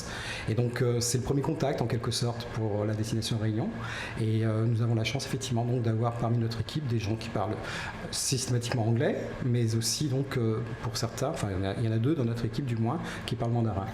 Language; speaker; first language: French; native; French